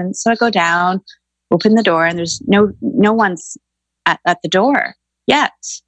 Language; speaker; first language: English; native; English